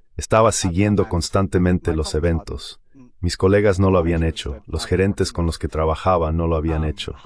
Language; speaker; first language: Spanish; non-native, fluent; English